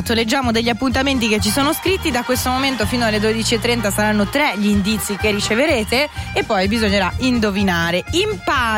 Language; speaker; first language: Italian; native; Italian